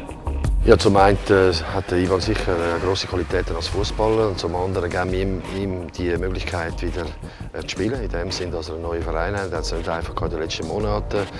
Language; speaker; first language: German; native; German